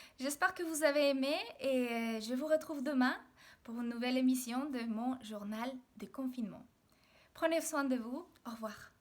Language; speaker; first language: French; non-native, fluent; Spanish